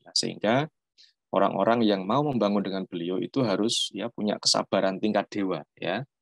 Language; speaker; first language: Indonesian; non-native, local second language; Javanese